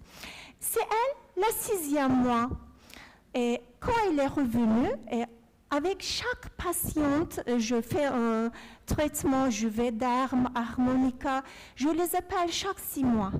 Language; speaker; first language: French; non-native, fluent; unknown